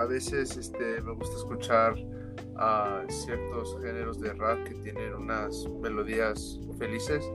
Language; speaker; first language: Spanish; early bilingual, heritage; Spanish